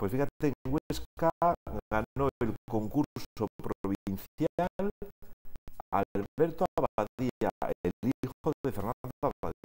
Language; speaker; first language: Spanish; native; Spanish